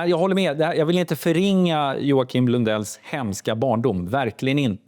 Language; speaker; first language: Swedish; native; Swedish